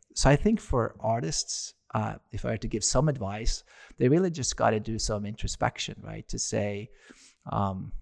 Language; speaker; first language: English; non-native, fluent; Norwegian